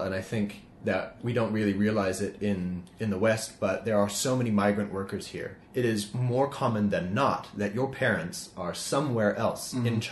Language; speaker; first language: English; native; English